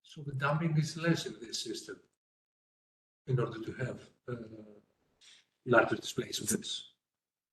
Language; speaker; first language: English; non-native, fluent; Greek